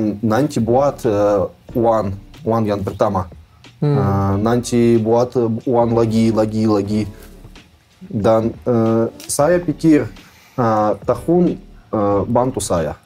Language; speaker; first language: Indonesian; non-native, learner; Russian